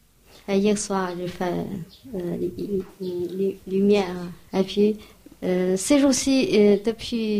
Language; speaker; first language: French; non-native, learner; Chinese